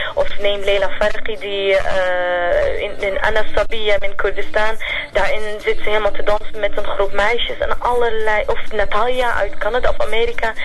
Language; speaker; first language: Dutch; early bilingual, other home language; Central Kurdish